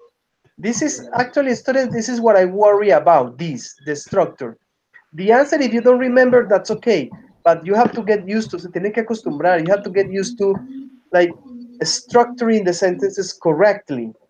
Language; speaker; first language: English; non-native, fluent; Spanish